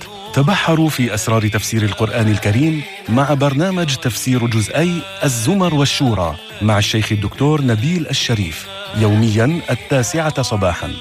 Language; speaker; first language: Arabic; native; Arabic